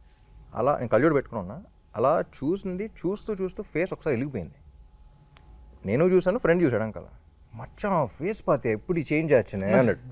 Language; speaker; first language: Telugu; native; Telugu